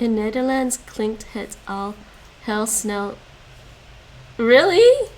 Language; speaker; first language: Dutch; non-native, learner; English